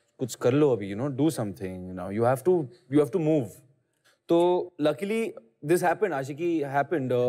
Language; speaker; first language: Hindi; native; Hindi